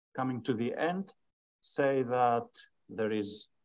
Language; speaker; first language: English; non-native, fluent; Greek